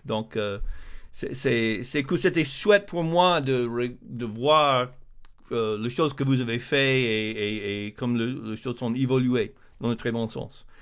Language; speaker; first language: French; non-native, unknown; English